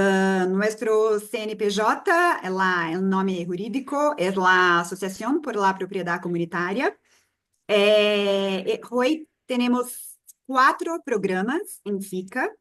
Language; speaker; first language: Spanish; non-native, fluent; Portuguese